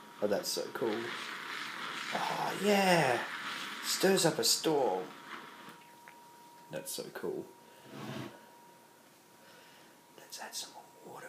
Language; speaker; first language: English; native; English